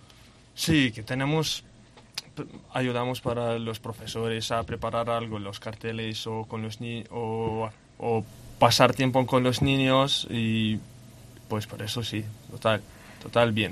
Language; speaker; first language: Spanish; non-native, learner; Lithuanian